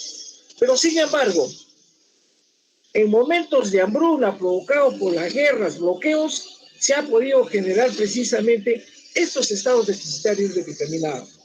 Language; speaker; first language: Spanish; native; Spanish